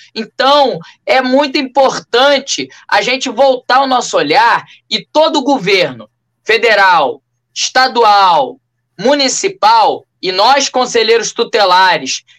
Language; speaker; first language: Portuguese; native; Portuguese